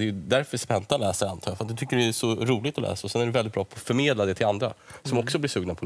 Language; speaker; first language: Swedish; native; Swedish